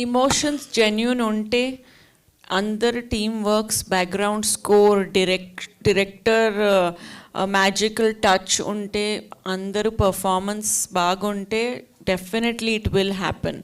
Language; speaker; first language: Telugu; non-native, fluent; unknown